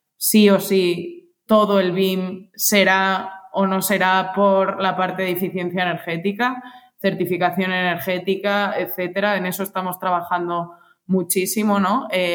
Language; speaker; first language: Spanish; native; Spanish